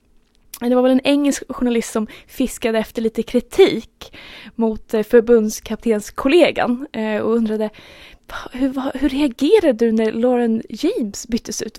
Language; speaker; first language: Swedish; native; Swedish